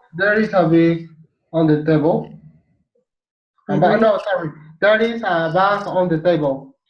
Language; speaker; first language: English; non-native, learner; Spanish